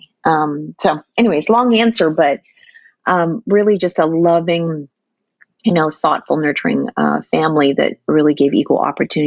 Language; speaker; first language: English; non-native, local second language; Filipino